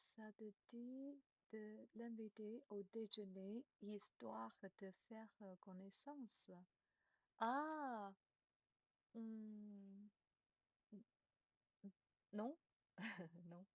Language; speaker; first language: French; non-native, learner; Chinese